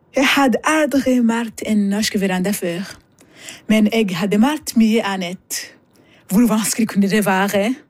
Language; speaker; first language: Norwegian; non-native, fluent; Rundi